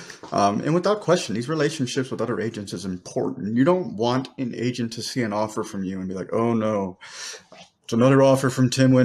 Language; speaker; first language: English; native; English